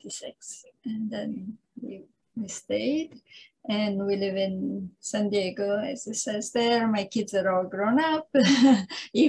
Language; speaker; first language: English; non-native, fluent; Italian